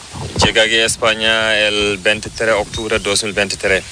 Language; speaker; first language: Spanish; non-native, learner; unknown